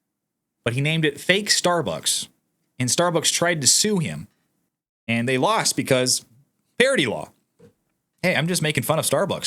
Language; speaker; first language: English; native; English